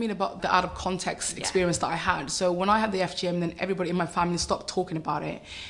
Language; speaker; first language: English; native; English